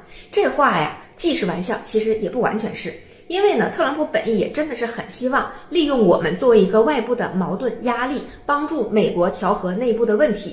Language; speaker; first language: Chinese; native; Chinese